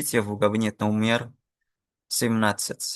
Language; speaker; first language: Russian; non-native, fluent; Indonesian